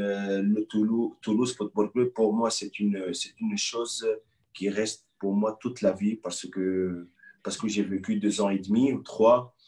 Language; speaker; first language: French; non-native, local second language; Arabic